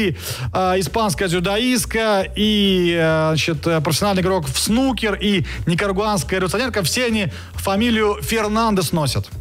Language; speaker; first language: Russian; native; Russian